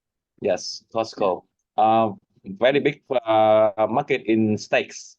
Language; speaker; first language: English; non-native, learner; Vietnamese